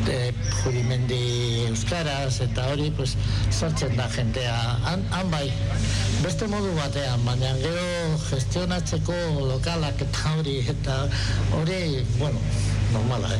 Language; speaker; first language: Basque; non-native, local second language; Spanish